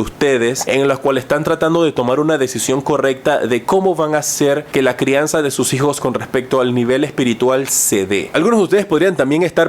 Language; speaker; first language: Spanish; native; Spanish